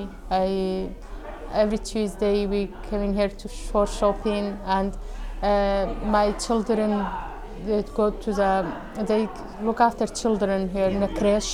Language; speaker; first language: English; non-native, learner; Arabic